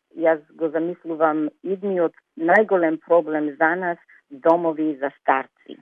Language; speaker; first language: Macedonian; early bilingual, heritage; Macedonian